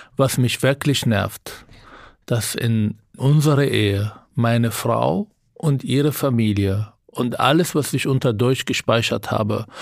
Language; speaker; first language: German; non-native, fluent; Hebrew